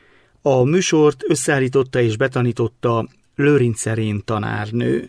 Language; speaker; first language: Hungarian; native; Hungarian